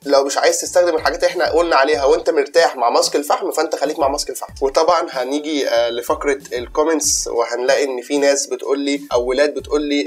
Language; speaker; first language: Arabic; native; Arabic